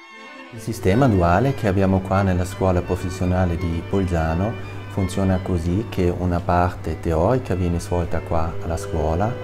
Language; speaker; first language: Italian; non-native, local second language; German